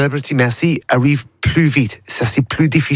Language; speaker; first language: French; non-native, learner; English